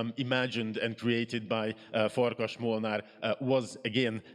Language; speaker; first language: English; non-native, fluent; Hebrew